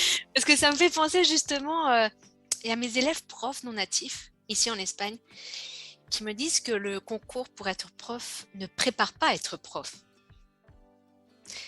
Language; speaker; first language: French; native; French